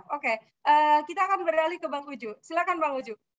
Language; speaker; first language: Indonesian; native; Indonesian